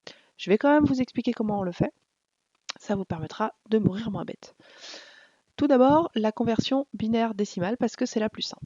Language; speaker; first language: French; native; French